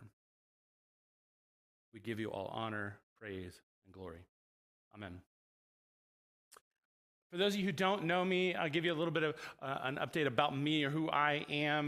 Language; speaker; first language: English; native; English